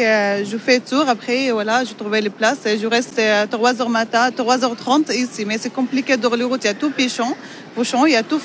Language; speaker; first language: French; non-native, learner; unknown